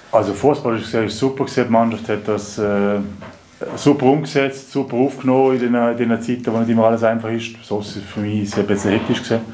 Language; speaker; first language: German; native; German